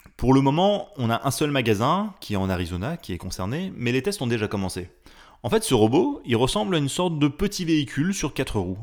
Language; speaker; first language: French; native; French